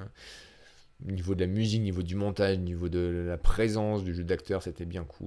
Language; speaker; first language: French; native; French